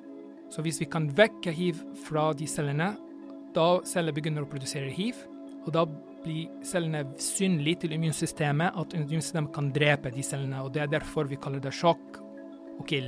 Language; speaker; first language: Norwegian; non-native, fluent; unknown